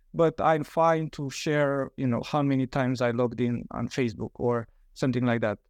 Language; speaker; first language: English; non-native, fluent; Romanian